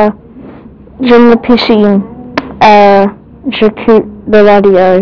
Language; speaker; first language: French; non-native, learner; English